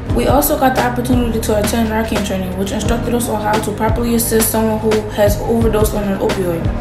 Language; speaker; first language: English; native; English